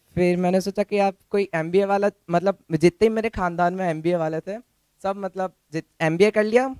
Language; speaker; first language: Hindi; native; Hindi